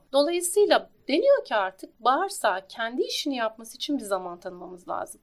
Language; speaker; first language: Turkish; native; Turkish